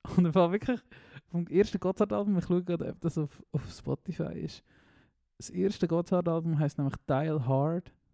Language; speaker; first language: German; native; German